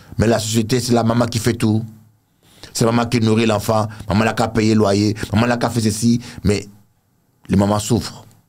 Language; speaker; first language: French; native; French